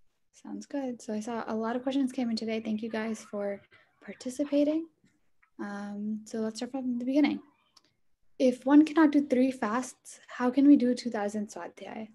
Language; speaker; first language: English; early bilingual, other home language; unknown